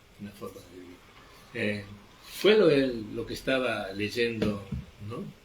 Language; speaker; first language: Italian; non-native, fluent; Spanish